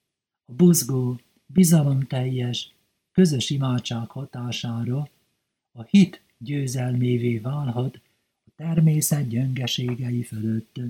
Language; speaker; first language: Hungarian; native; Hungarian